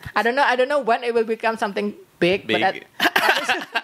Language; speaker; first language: English; non-native, learner; Indonesian